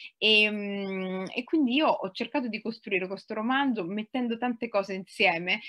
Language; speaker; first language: Italian; early bilingual, other home language; Somali